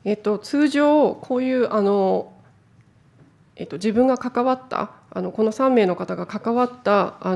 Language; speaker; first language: Japanese; native; Japanese